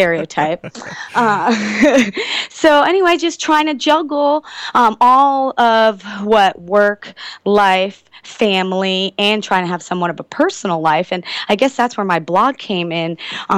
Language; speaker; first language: English; native; English